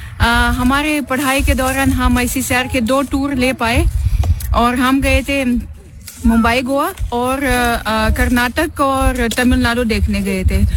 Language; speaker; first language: Hindi; non-native, fluent; Russian